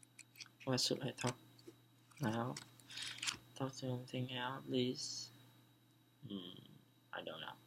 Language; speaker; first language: English; non-native, learner; Vietnamese